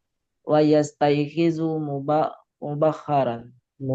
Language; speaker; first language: Arabic; non-native, learner; Indonesian